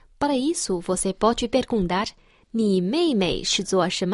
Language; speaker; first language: Portuguese; non-native, fluent; Chinese